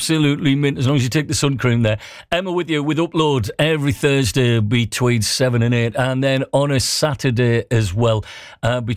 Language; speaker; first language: English; native; English